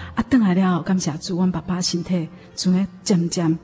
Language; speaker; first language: Min Nan Chinese; native; Min Nan Chinese